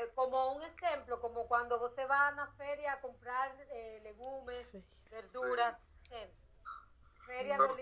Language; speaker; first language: Portuguese; non-native, learner; Spanish